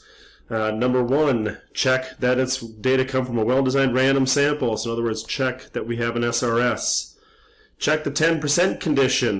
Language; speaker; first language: English; native; English